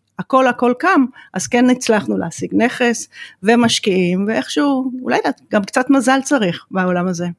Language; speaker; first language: Hebrew; native; Hebrew